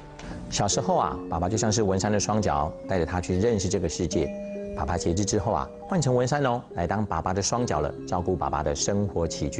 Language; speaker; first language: Chinese; native; Chinese